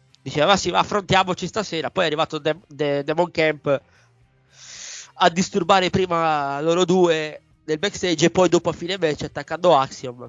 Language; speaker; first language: Italian; native; Italian